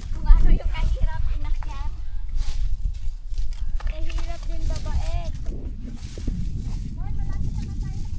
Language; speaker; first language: Filipino; native; Filipino